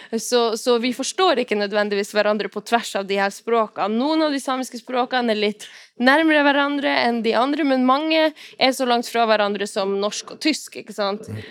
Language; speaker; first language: Norwegian; non-native, local second language; Northern Sami